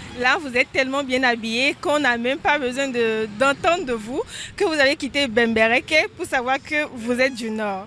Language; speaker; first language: French; non-native, local second language; Fon